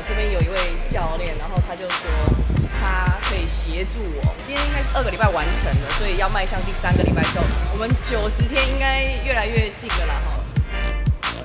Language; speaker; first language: Chinese; native; Chinese